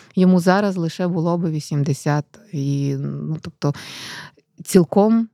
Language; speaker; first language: Ukrainian; native; Ukrainian